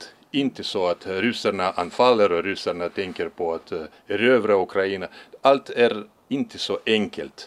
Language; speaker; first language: Swedish; non-native, fluent; Russian